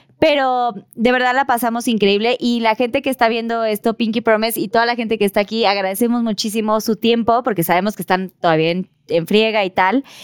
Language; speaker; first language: Spanish; native; Spanish